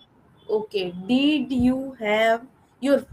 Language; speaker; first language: English; non-native, learner; Odia